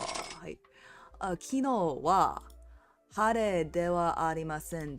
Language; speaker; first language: Japanese; non-native, learner; English